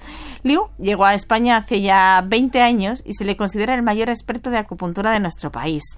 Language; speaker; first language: Spanish; native; Spanish